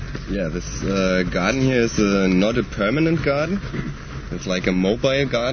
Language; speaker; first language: English; non-native, fluent; German